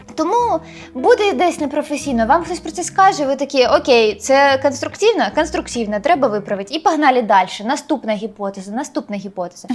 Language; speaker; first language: Ukrainian; non-native, local second language; Russian